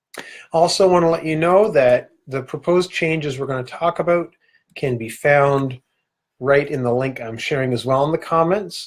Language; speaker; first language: English; native; English